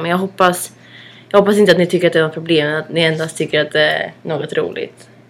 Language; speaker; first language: Swedish; native; Swedish